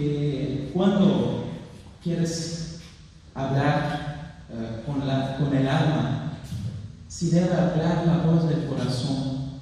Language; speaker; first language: Spanish; non-native, fluent; Portuguese